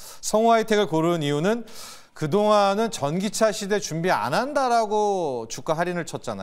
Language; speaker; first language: Korean; native; Korean